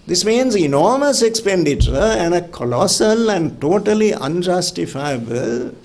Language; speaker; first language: English; non-native, local second language; Sinhala